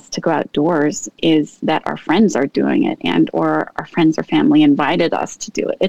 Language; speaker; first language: English; native; English